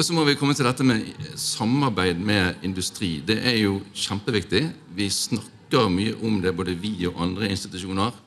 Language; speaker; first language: Norwegian; native; Norwegian